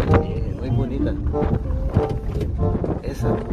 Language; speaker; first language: Spanish; non-native, learner; Filipino